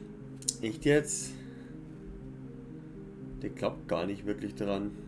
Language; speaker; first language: German; native; German